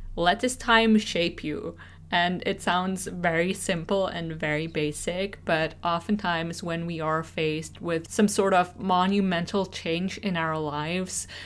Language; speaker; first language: English; non-native, fluent; Swiss German